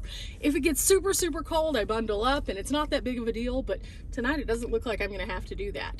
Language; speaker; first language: English; native; English